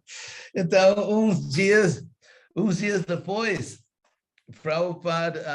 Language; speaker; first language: Portuguese; non-native, fluent; English